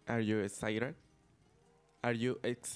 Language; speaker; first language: English; non-native, learner; Spanish